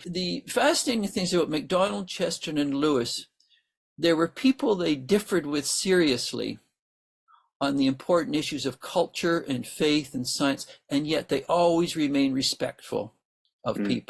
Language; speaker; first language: English; native; English